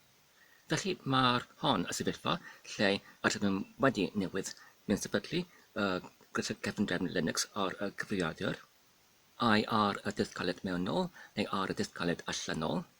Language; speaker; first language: Welsh; non-native, learner; Polish